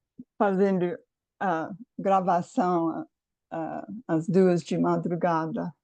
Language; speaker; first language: Portuguese; non-native, fluent; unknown